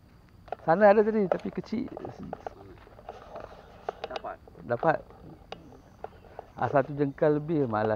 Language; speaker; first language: Malay; native; Malay